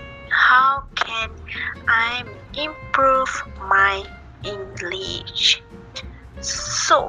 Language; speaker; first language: English; non-native, learner; Malay